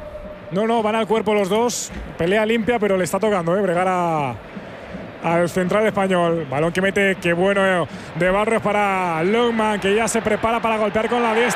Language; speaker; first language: Spanish; native; Spanish